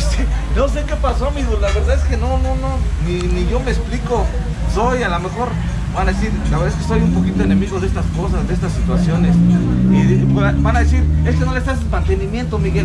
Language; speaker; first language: Spanish; native; Spanish